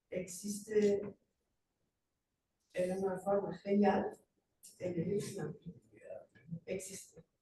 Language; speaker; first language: Spanish; non-native, fluent; German